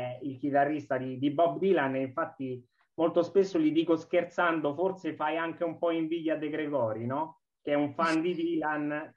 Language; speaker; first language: Italian; native; Italian